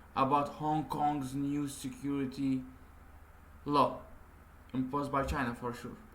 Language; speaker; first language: English; non-native, fluent; Arabic